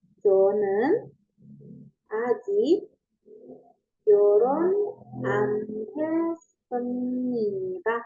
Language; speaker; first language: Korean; non-native, learner; Indonesian